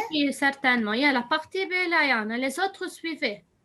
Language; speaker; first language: French; non-native, fluent; Arabic